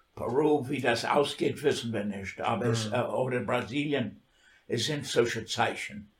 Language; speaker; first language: German; non-native, fluent; English